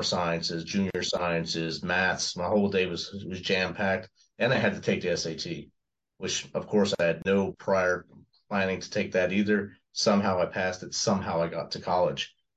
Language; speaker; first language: English; native; English